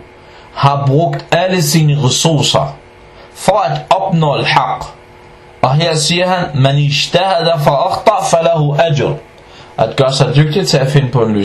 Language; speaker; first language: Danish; non-native, fluent; Arabic